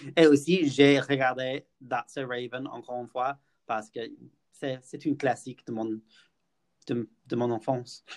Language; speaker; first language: French; non-native, fluent; English